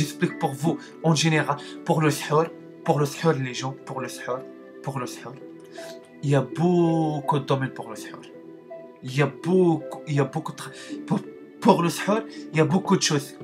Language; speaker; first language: French; non-native, learner; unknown